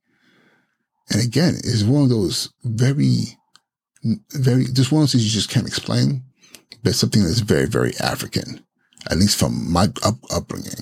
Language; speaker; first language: English; non-native, local second language; Igbo